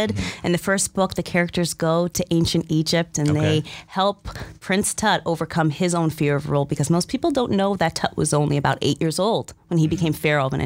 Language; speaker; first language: English; early bilingual, other home language; Russian